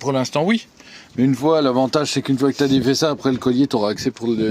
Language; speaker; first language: French; native; French